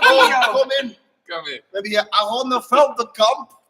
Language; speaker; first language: Dutch; non-native, learner; English